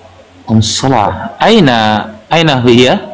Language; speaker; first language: Arabic; non-native, learner; Indonesian